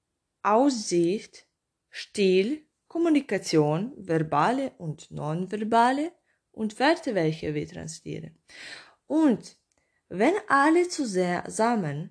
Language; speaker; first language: German; non-native, learner; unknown